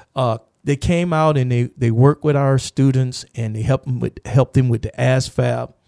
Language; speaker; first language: English; native; English